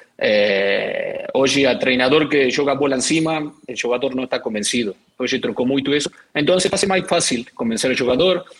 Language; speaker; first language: Portuguese; non-native, learner; Spanish